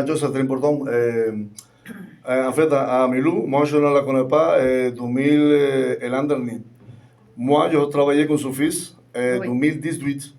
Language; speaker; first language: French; non-native, learner; Spanish